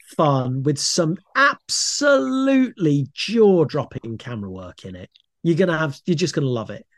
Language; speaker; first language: English; native; English